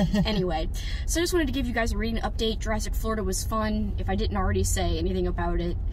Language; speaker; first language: English; native; English